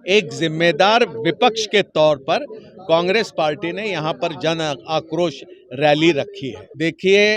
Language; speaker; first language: Hindi; non-native, local second language; Gujarati